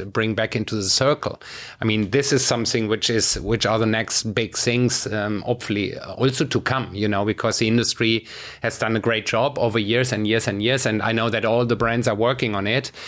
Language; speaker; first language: English; non-native, fluent; German